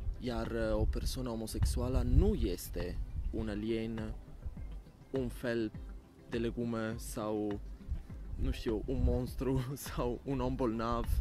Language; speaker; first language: Romanian; non-native, fluent; Italian